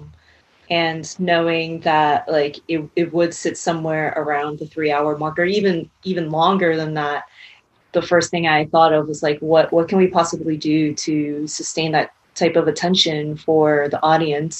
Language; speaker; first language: English; non-native, local second language; Cantonese